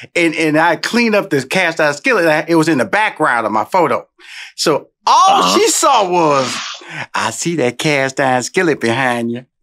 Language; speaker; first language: English; native; English